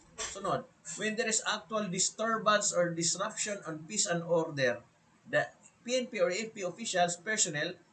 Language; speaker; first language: English; non-native, local second language; Filipino